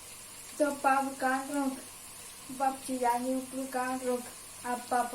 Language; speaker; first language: Russian; early bilingual, other home language; Tajik